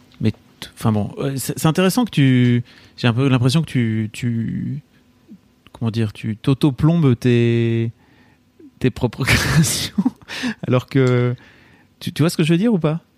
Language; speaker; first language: French; native; French